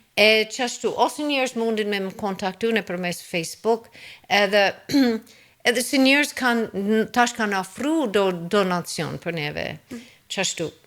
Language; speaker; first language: Albanian; non-native, fluent; English